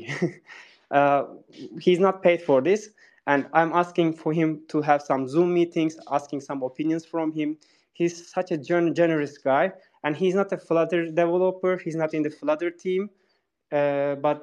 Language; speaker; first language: English; non-native, fluent; Turkish